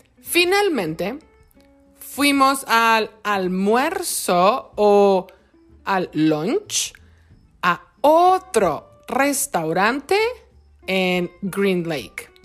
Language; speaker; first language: Spanish; non-native, fluent; English